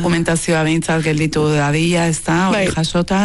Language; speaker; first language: Basque; native; Basque